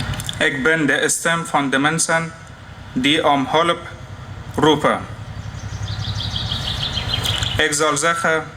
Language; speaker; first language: Dutch; non-native, fluent; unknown